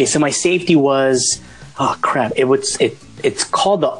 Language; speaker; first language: English; native; English